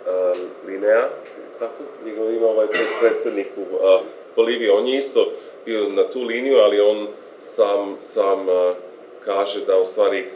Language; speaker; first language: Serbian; non-native, fluent; English